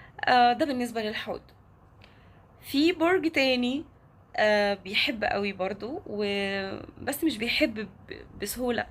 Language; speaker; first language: Arabic; native; Arabic